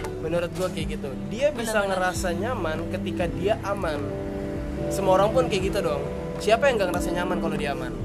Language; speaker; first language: Indonesian; native; Indonesian